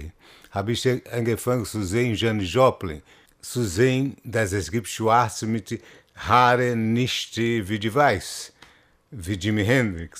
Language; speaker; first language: German; non-native, fluent; Portuguese